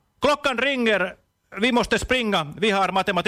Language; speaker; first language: Swedish; non-native, learner; Finnish